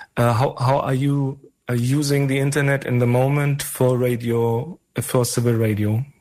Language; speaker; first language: English; non-native, fluent; German